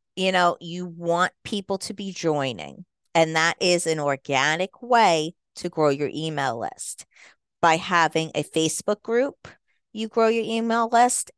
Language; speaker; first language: English; native; English